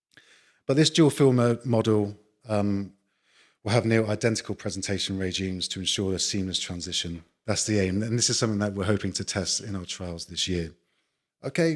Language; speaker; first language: English; native; English